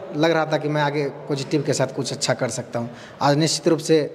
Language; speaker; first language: Hindi; native; Hindi